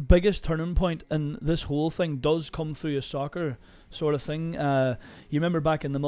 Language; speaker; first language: English; native; English